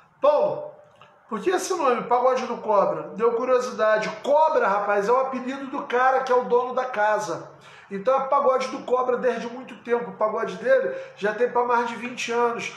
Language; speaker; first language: Portuguese; native; Portuguese